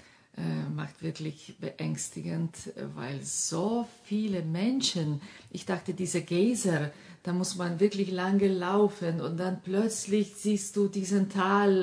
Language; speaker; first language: German; non-native, fluent; Lithuanian